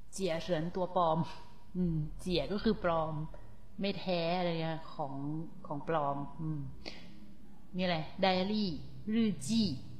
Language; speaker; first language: Thai; native; Thai